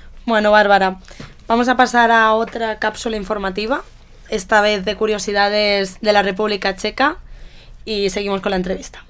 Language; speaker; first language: Spanish; native; Spanish